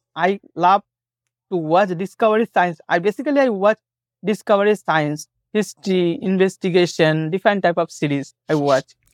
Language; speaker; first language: English; non-native, local second language; Bangla